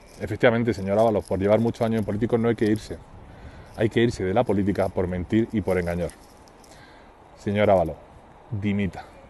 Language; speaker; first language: Spanish; native; Spanish